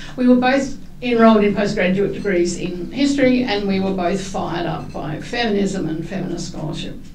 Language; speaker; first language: English; native; English